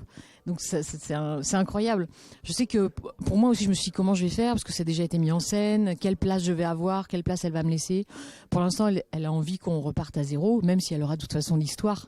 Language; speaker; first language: French; native; French